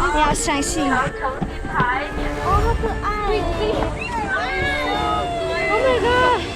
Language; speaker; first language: Chinese; early bilingual, heritage; English